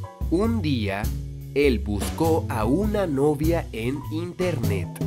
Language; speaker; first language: Spanish; non-native, fluent; English